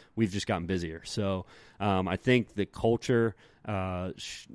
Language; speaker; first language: English; native; English